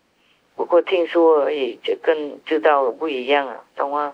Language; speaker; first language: Chinese; non-native, fluent; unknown